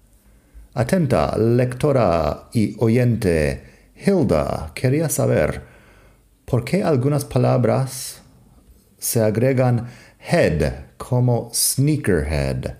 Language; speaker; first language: Spanish; non-native, fluent; English